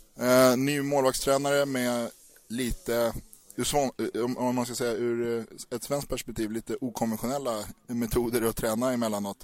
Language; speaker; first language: Swedish; native; Swedish